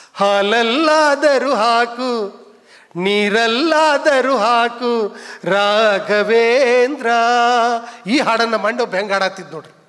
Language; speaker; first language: Kannada; native; Kannada